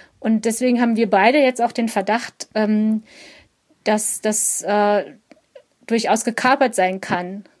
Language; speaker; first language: German; native; German